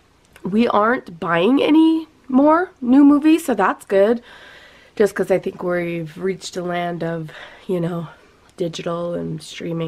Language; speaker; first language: English; native; English